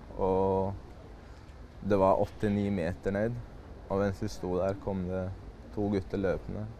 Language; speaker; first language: Norwegian; early bilingual, other home language; Chechen